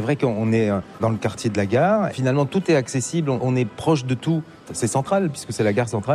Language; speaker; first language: French; native; French